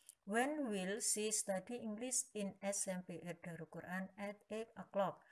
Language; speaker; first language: English; non-native, learner; Indonesian